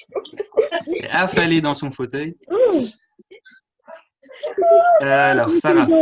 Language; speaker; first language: French; native; French